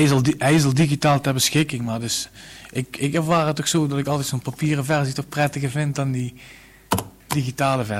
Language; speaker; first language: Dutch; native; Dutch